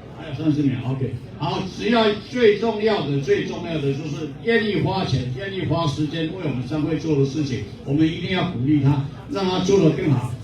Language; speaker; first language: Chinese; non-native, local second language; Min Nan Chinese